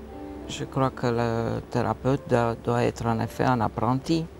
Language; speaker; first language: French; non-native, fluent; Romanian